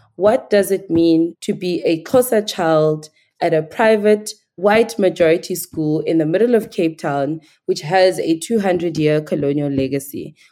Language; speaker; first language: English; non-native, local second language; Igbo